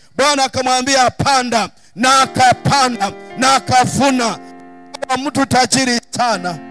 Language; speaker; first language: Swahili; non-native, local second language; Luyia